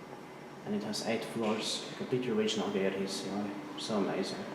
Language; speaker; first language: English; non-native, learner; Finnish